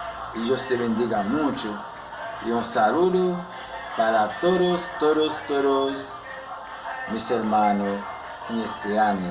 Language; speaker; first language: Spanish; non-native, learner; Haitian Creole